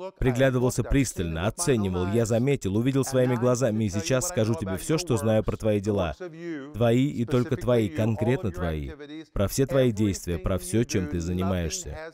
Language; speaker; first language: Russian; non-native, fluent; English